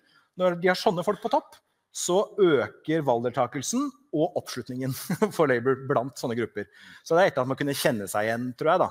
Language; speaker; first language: Norwegian; native; Norwegian